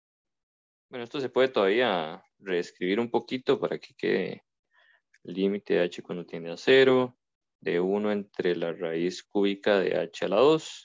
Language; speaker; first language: Spanish; native; Spanish